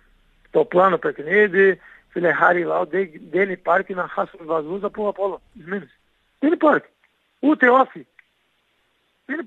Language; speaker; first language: Greek; non-native, learner; Portuguese